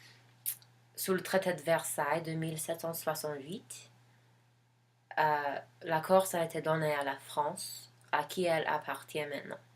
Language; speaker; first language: French; non-native, learner; English